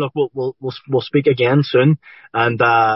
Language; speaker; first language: English; native; English